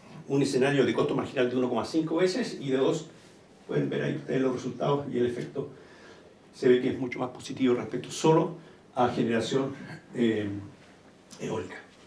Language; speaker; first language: Spanish; native; Spanish